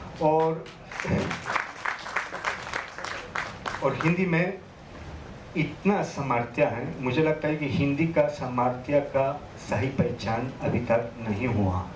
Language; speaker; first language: Hindi; non-native, fluent; Spanish